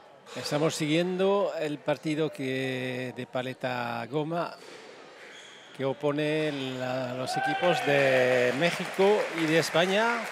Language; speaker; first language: Spanish; non-native, fluent; French